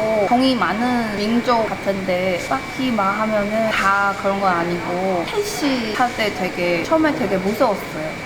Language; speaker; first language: Korean; non-native, fluent; Chinese